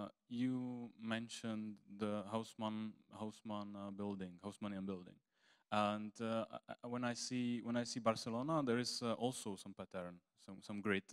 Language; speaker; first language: English; non-native, fluent; Czech